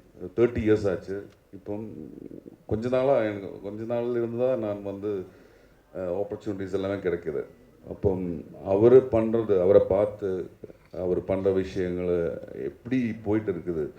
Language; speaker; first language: Tamil; non-native, learner; Malayalam